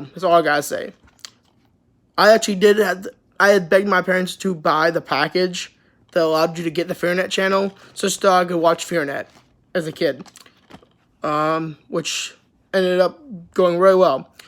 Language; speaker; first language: English; native; English